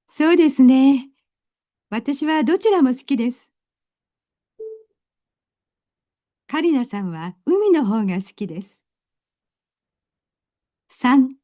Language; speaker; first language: Japanese; non-native, learner; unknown